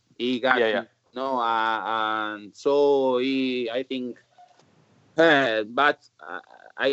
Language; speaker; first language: English; non-native, learner; Italian